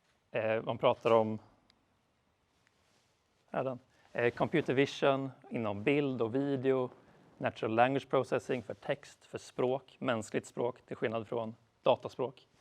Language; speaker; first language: Swedish; native; Swedish